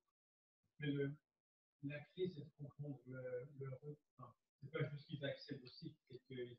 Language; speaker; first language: French; native; French